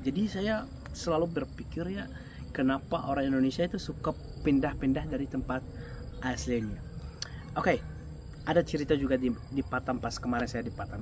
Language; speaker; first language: Indonesian; non-native, fluent; Arabic